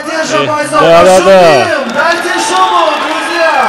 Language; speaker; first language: Russian; native; Russian